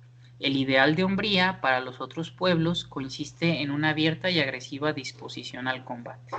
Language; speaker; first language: Spanish; native; Spanish